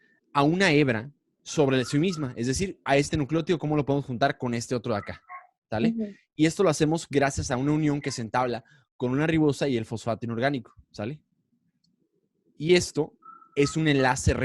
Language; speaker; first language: Spanish; native; Spanish